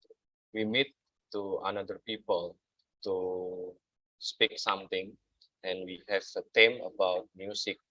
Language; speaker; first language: English; non-native, learner; Indonesian